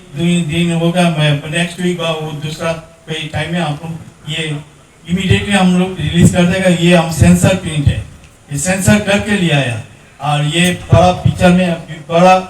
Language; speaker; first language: Hindi; non-native, local second language; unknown